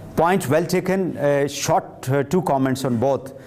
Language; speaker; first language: English; non-native, local second language; Urdu